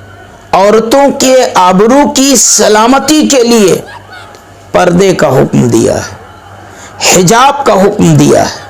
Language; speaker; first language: Urdu; native; Urdu